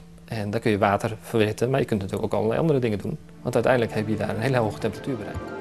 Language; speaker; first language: Dutch; native; Dutch